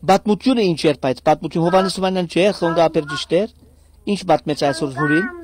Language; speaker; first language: Armenian; early bilingual, heritage; Armenian